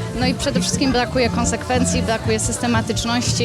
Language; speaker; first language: Polish; native; Polish